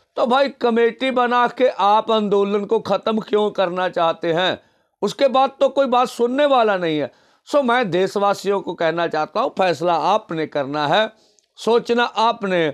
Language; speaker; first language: Hindi; non-native, local second language; Punjabi